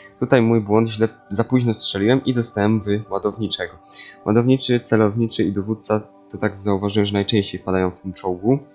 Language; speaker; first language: Polish; native; Polish